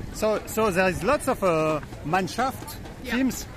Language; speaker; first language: English; non-native, learner; French